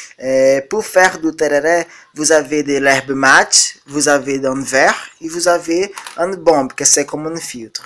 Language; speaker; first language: French; non-native, learner; Portuguese